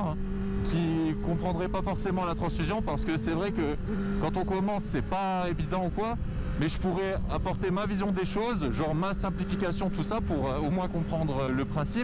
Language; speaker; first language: French; native; French